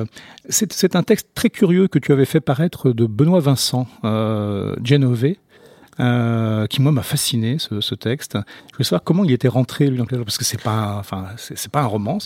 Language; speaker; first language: French; native; French